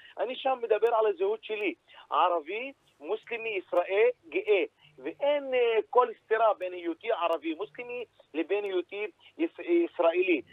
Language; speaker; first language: Hebrew; native; Hebrew